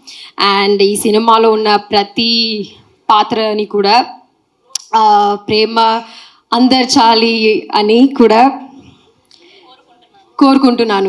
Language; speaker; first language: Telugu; non-native, learner; Malayalam